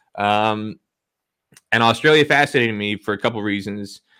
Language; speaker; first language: English; native; English